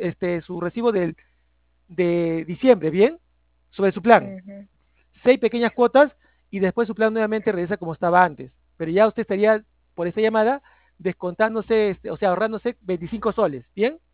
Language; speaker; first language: Spanish; native; Spanish